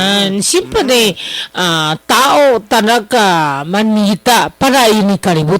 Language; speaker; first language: Filipino; non-native, learner; Chinese